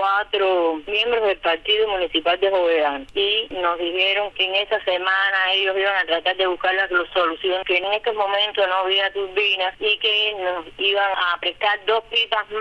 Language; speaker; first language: Spanish; native; Spanish